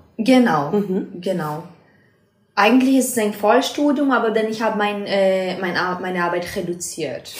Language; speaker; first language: German; non-native, fluent; Portuguese